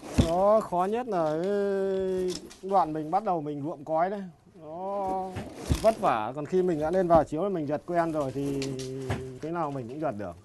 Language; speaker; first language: Vietnamese; native; Vietnamese